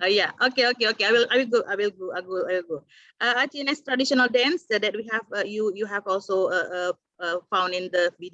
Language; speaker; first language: English; non-native, fluent; Indonesian